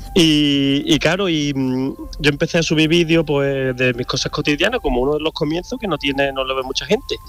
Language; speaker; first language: Spanish; native; Spanish